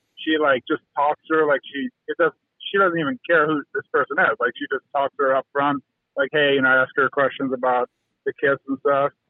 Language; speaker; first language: English; native; English